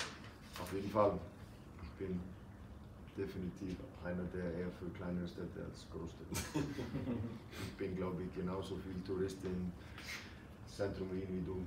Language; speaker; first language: German; non-native, fluent; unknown